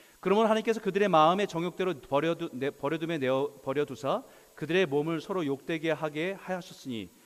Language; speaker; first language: Korean; native; Korean